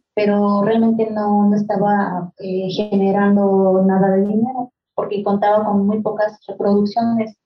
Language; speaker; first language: Spanish; non-native, local second language; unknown